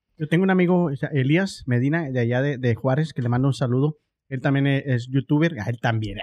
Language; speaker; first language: Spanish; native; Spanish